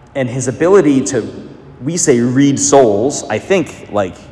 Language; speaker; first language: English; native; English